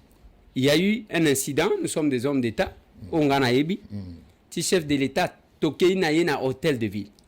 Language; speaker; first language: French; non-native, local second language; Lingala